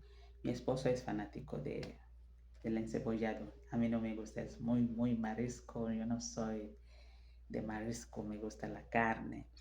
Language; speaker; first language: Spanish; non-native, fluent; French